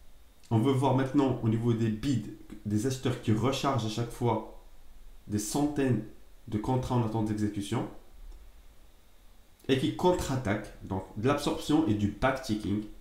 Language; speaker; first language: French; native; French